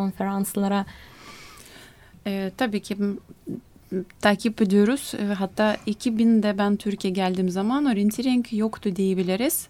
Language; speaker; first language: Turkish; non-native, fluent; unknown